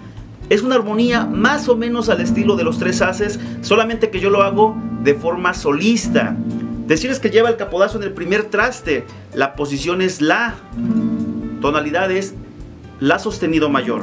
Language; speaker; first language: Spanish; native; Spanish